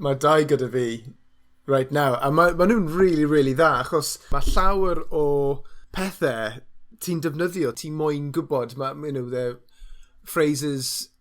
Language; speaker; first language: Welsh; non-native, learner; English